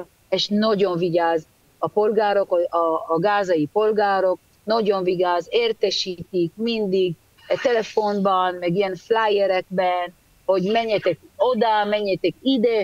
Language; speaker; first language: Hungarian; early bilingual, heritage; Hebrew